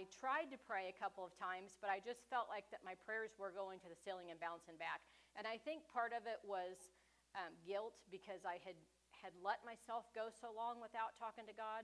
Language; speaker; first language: English; native; English